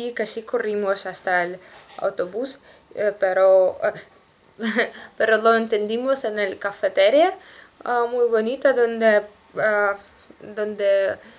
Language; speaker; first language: Spanish; non-native, learner; Russian